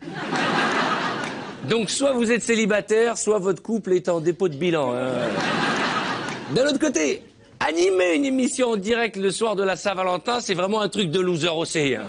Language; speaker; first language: French; native; French